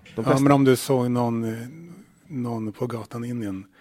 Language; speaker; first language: Swedish; native; Swedish